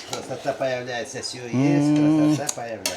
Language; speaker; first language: Russian; non-native, fluent; Uzbek